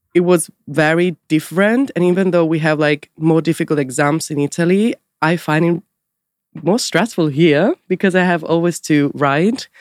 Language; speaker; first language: English; non-native, fluent; Italian